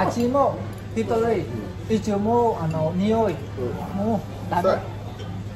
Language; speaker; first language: Japanese; non-native, learner; Vietnamese